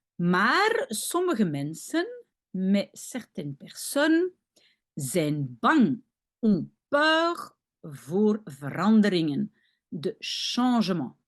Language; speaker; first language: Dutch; non-native, local second language; French